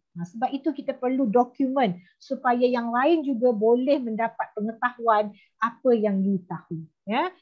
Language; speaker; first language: English; non-native, local second language; Malay